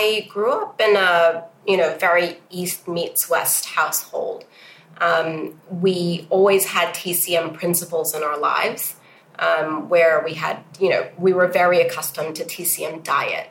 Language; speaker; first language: English; non-native, local second language; Cantonese